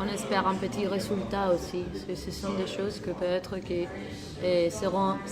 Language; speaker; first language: French; non-native, learner; Spanish